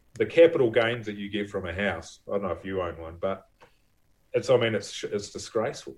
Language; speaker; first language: English; native; English